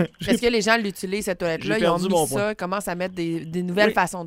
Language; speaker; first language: French; native; French